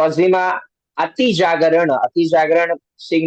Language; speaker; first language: Portuguese; non-native, learner; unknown